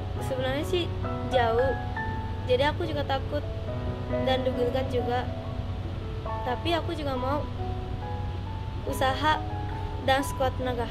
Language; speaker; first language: Indonesian; non-native, fluent; Japanese